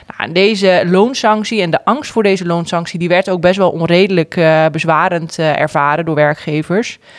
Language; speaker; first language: Dutch; native; Dutch